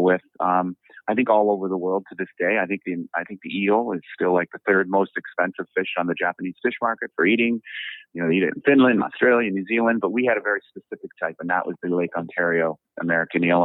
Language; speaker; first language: English; native; English